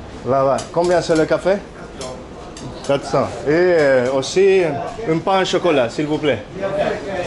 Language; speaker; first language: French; non-native, learner; Spanish